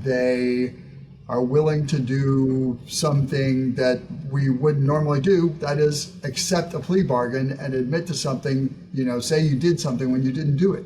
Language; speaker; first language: English; native; English